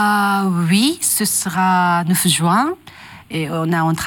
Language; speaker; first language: French; non-native, learner; Japanese